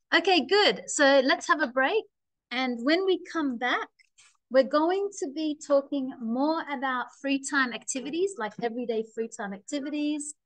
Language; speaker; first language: English; native; English